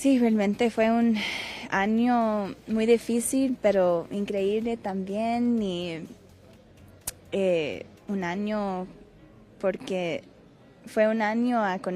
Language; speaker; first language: Spanish; early bilingual, heritage; Spanish